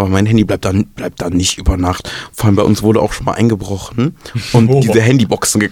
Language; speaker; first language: German; native; German